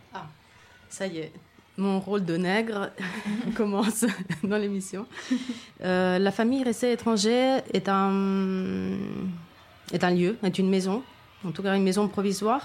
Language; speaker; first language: French; non-native, fluent; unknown